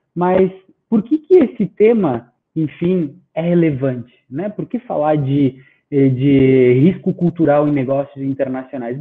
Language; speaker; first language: Portuguese; non-native, fluent; Spanish